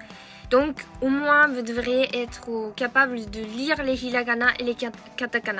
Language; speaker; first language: French; non-native, fluent; Japanese